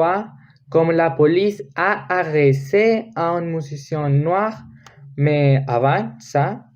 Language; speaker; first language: French; non-native, learner; Spanish